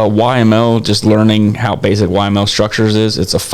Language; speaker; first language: English; native; English